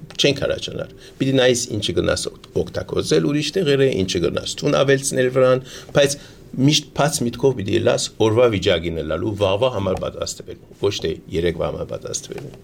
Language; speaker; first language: Armenian; early bilingual, heritage; Armenian